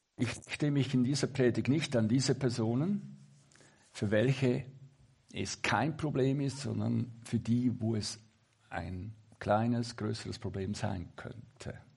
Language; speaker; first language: German; native; German